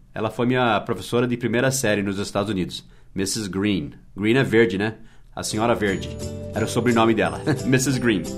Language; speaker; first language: Portuguese; non-native, fluent; English